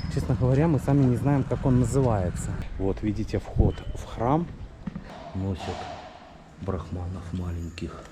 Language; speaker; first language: Russian; native; Russian